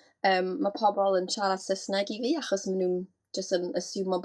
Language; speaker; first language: Welsh; native; Welsh